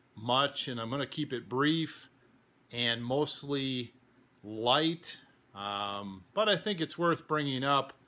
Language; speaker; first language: English; native; English